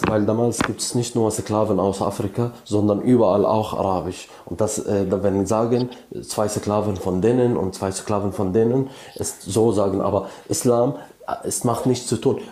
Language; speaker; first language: German; non-native, learner; Arabic